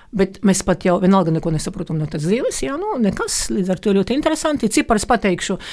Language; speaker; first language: Latvian; non-native, local second language; Russian